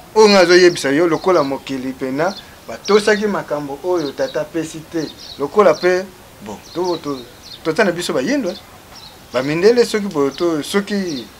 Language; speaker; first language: Lingala; non-native, local second language; Kongo